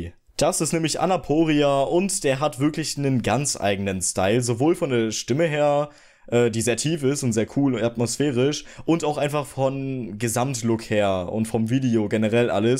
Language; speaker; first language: German; native; German